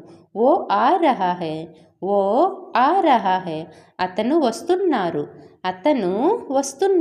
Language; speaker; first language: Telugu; non-native, fluent; Odia